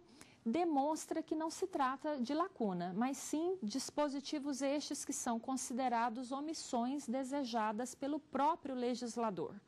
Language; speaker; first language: Portuguese; native; Portuguese